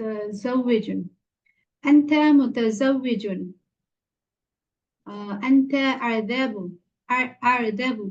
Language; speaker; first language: Arabic; non-native, learner; Bangla